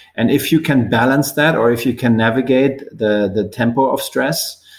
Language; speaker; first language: English; non-native, fluent; German